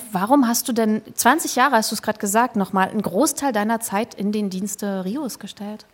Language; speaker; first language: German; native; German